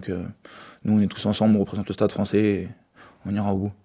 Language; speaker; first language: French; native; French